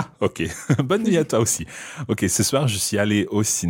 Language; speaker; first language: French; non-native, fluent; English